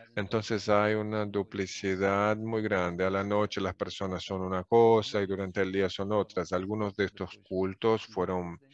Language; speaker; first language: Spanish; non-native, fluent; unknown